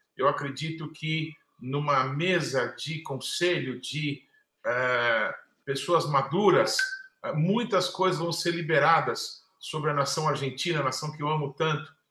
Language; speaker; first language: Portuguese; native; Portuguese